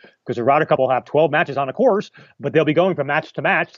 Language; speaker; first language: English; native; English